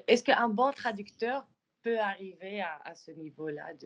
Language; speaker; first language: French; non-native, fluent; Spanish